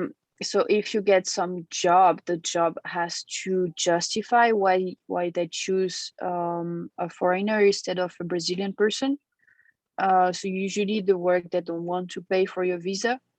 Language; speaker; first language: English; non-native, fluent; French